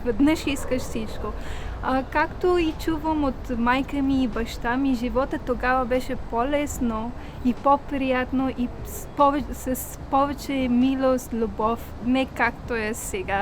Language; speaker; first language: Bulgarian; non-native, learner; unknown